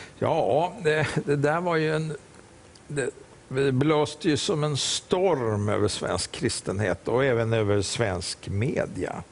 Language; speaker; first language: Swedish; native; Swedish